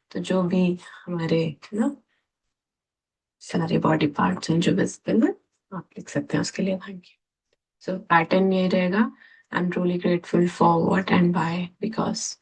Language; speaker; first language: Hindi; native; Hindi